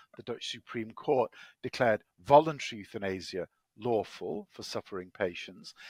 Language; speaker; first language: English; native; English